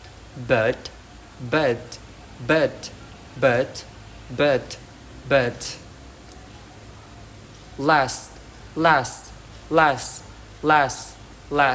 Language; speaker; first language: English; non-native, learner; Indonesian